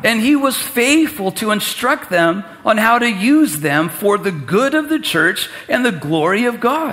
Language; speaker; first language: English; native; English